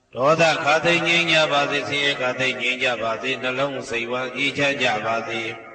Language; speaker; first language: Burmese; native; Burmese